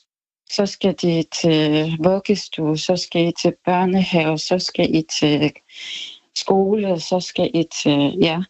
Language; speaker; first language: Danish; non-native, local second language; Kalaallisut